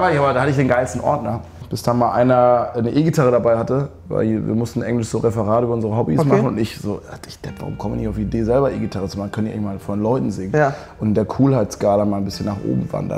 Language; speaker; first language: German; native; German